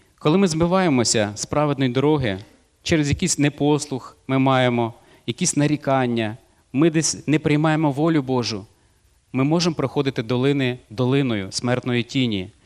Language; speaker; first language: Ukrainian; non-native, local second language; Russian